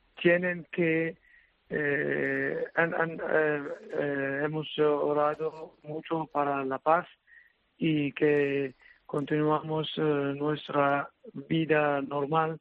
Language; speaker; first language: Spanish; non-native, learner; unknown